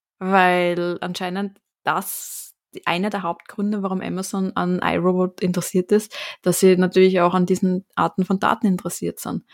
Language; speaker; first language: German; native; German